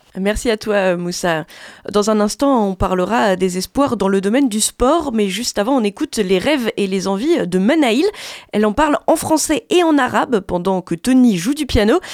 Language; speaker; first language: French; native; French